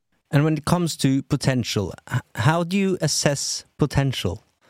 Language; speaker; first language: English; non-native, fluent; Norwegian